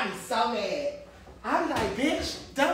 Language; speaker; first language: English; native; English